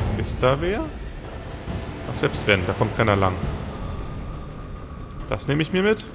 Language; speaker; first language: German; native; German